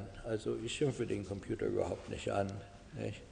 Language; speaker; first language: German; non-native, fluent; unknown